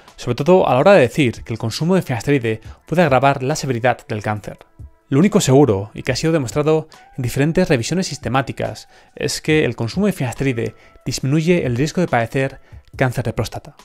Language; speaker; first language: Spanish; native; Spanish